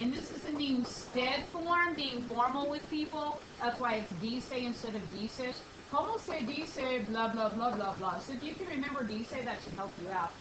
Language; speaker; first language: English; native; English